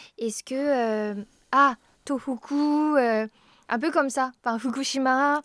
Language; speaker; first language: French; non-native, fluent; Japanese